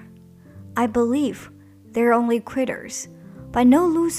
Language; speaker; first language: English; non-native, fluent; Chinese